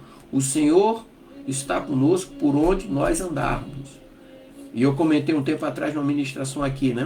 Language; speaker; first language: Portuguese; native; Portuguese